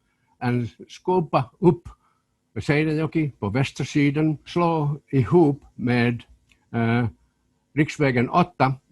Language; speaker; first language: Swedish; non-native, local second language; Finnish